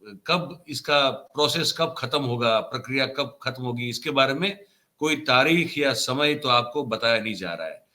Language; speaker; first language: Hindi; non-native, local second language; Gujarati